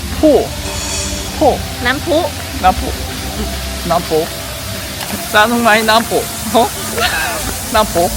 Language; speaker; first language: Thai; non-native, learner; Korean